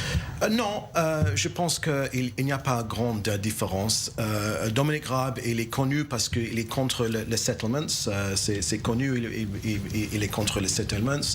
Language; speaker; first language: French; non-native, learner; English